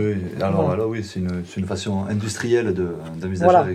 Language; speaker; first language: French; native; French